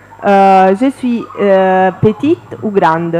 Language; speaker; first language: French; non-native, fluent; Italian